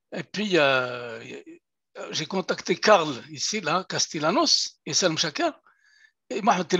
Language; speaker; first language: French; non-native, local second language; Kabyle